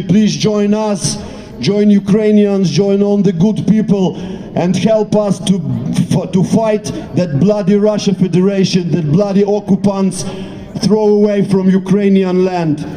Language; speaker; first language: English; non-native, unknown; Ukrainian